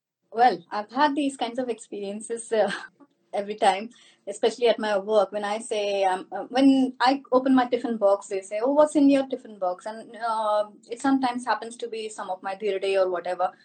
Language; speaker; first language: English; non-native, local second language; Marathi